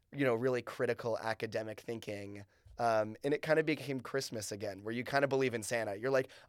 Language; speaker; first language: English; native; English